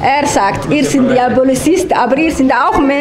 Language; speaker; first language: German; non-native, learner; Somali